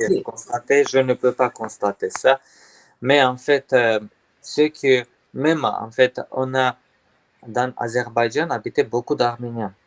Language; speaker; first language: French; non-native, learner; Armenian